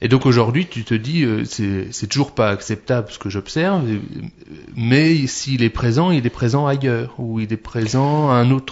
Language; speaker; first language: French; native; French